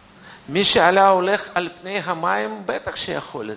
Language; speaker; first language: Hebrew; non-native, fluent; Russian